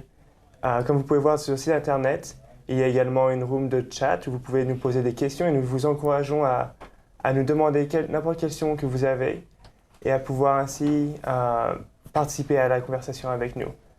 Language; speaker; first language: French; native; French